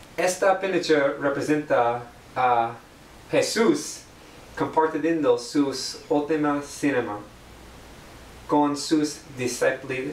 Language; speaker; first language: Spanish; non-native, learner; English